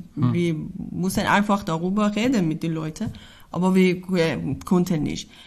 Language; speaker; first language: German; non-native, learner; Persian